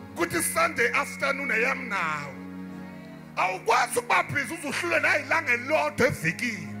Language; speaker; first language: Zulu; non-native, local second language; Tsonga